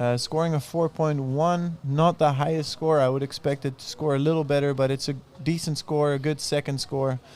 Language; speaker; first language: English; non-native, fluent; Dutch